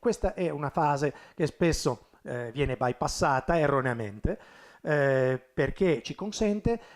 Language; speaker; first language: Italian; native; Italian